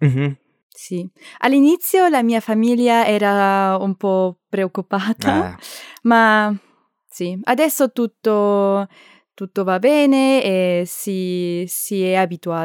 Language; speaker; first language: Italian; non-native, learner; German